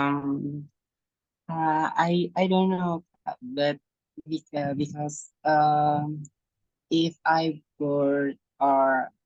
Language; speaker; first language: English; non-native, learner; Indonesian